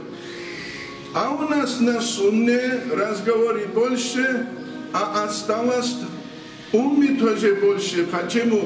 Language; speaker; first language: Russian; non-native, local second language; Avaric